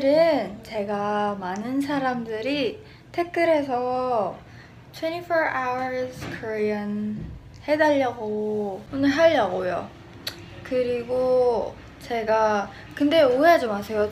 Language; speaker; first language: Korean; non-native, learner; Filipino